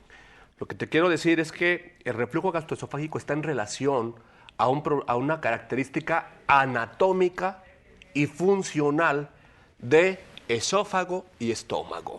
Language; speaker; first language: Spanish; native; Spanish